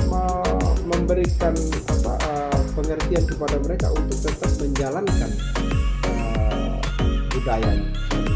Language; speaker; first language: Indonesian; non-native, local second language; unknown